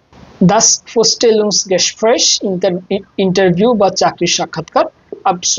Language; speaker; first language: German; non-native, fluent; Bangla